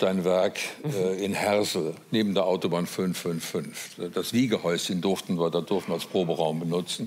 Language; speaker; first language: German; native; German